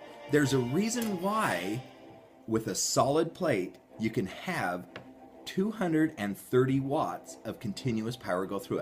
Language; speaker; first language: English; native; English